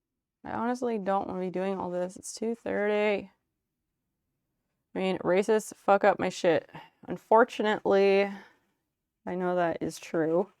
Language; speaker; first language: English; native; English